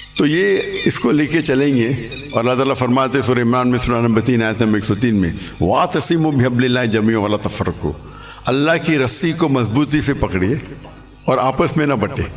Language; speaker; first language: Urdu; non-native, local second language; English